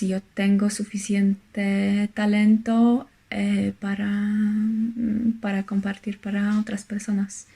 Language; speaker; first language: Spanish; non-native, fluent; Polish